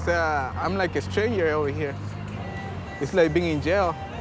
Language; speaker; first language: English; early bilingual, other home language; Spanish